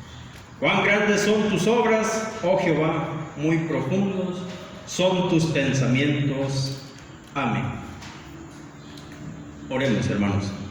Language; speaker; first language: Spanish; native; Spanish